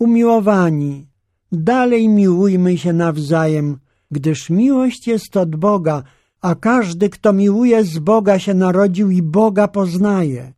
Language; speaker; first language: Polish; native; Polish